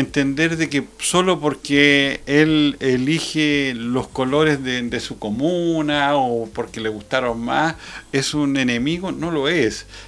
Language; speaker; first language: Spanish; native; Spanish